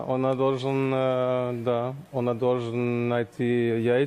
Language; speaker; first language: Russian; non-native, learner; German